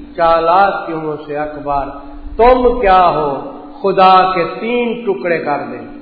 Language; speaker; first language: Urdu; non-native, local second language; Punjabi